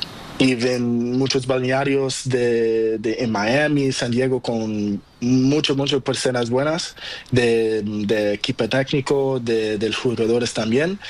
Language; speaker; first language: Spanish; non-native, learner; Portuguese